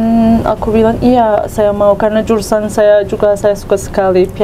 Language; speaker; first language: Indonesian; non-native, learner; Turkish